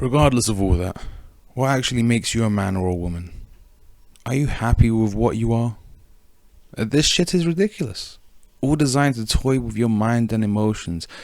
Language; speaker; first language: English; native; English